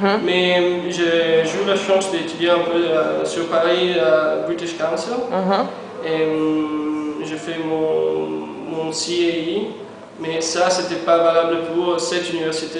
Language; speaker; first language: French; non-native, fluent; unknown